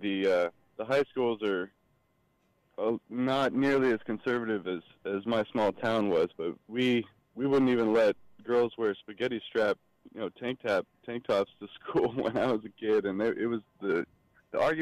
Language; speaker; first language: English; native; English